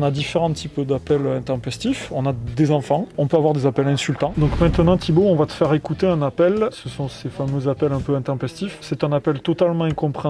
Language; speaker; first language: French; native; French